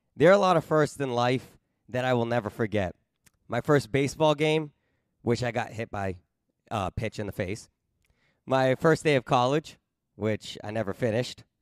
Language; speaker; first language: English; native; English